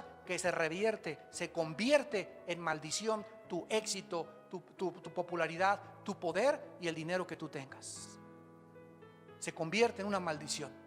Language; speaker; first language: Spanish; native; Spanish